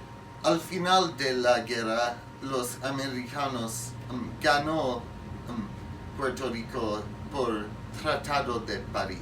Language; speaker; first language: Spanish; non-native, learner; English